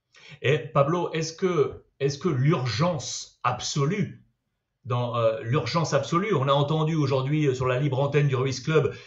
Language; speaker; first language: French; native; French